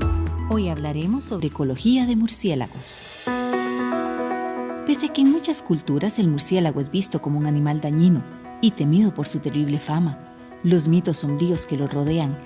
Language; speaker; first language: Spanish; native; Spanish